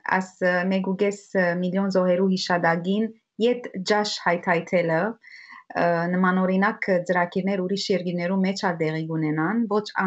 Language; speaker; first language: Armenian; early bilingual, heritage; Armenian